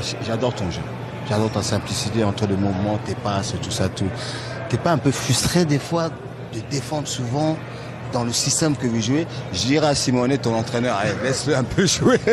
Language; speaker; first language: French; native; French